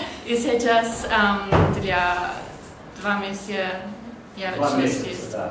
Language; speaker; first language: Russian; non-native, learner; German